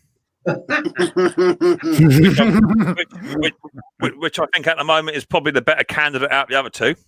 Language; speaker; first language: English; native; English